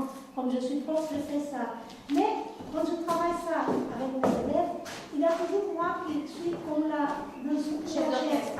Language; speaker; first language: French; non-native, fluent; Portuguese